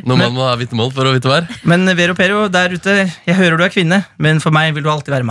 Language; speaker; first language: Norwegian; native; Norwegian